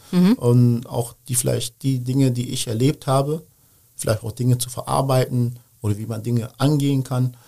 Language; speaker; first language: German; early bilingual, other home language; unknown